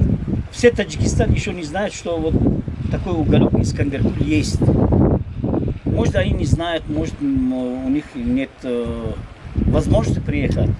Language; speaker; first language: Russian; non-native, local second language; Tajik